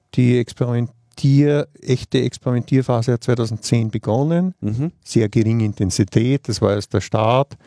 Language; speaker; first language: German; native; German